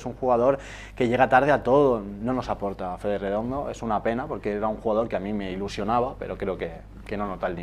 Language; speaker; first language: Spanish; native; Spanish